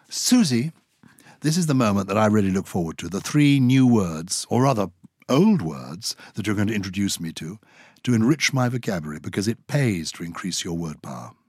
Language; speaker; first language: English; native; English